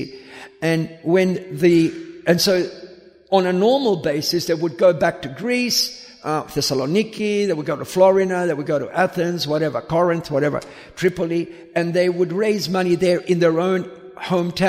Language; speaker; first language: English; native; English